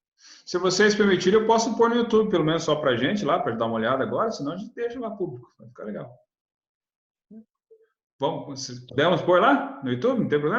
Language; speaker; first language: Portuguese; native; Portuguese